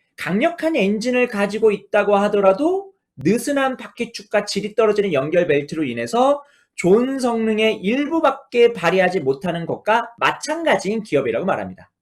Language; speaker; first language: Korean; native; Korean